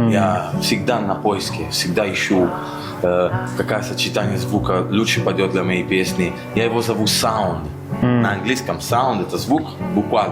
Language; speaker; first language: Russian; non-native, fluent; Italian